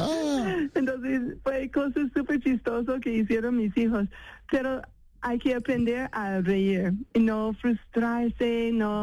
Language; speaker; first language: Spanish; non-native, fluent; English